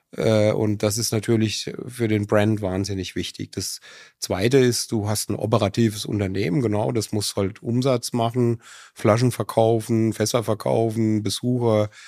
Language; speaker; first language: German; native; German